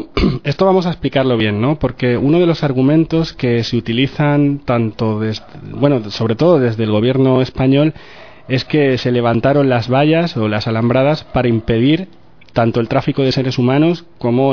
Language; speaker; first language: Spanish; native; Spanish